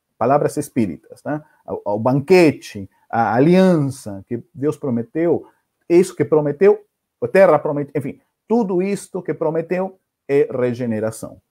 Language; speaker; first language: Portuguese; non-native, fluent; Spanish